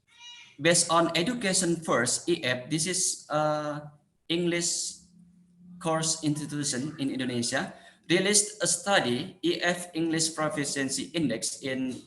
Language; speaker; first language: English; non-native, fluent; Indonesian